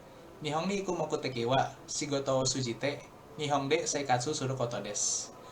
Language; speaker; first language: Japanese; non-native, learner; Indonesian